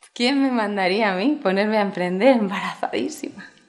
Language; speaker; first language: Spanish; native; Spanish